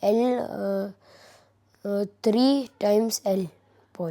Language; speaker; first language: Tamil; early bilingual, heritage; Tamil